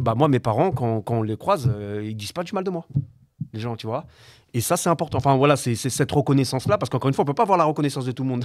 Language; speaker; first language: French; native; French